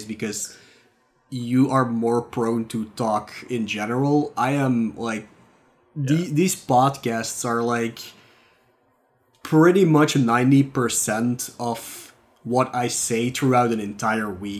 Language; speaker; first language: English; non-native, fluent; Dutch